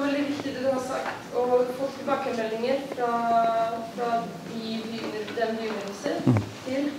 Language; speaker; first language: Norwegian; non-native, fluent; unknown